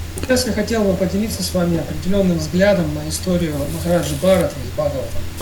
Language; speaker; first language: Russian; native; Russian